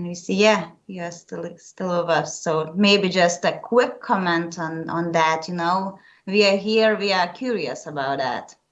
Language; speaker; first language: English; non-native, fluent; Lithuanian